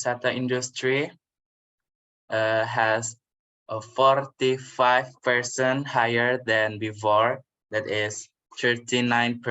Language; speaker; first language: English; non-native, learner; Indonesian